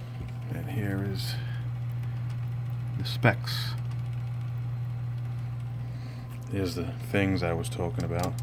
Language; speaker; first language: English; native; English